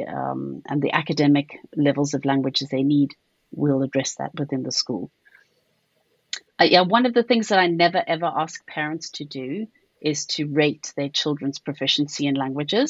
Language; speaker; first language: English; native; English